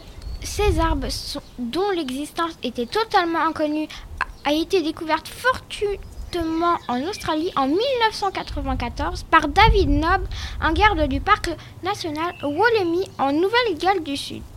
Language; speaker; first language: French; native; French